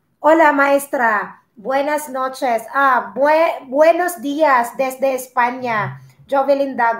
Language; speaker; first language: Spanish; non-native, learner; Filipino